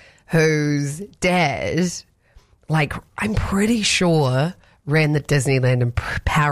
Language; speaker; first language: English; native; English